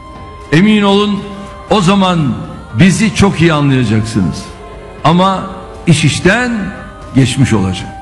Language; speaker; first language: Turkish; native; Turkish